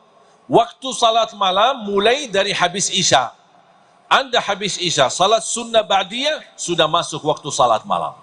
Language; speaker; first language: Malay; non-native, fluent; Arabic